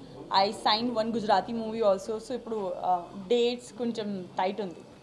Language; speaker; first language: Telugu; non-native, learner; Gujarati